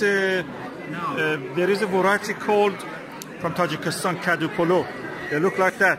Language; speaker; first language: English; non-native, fluent; Persian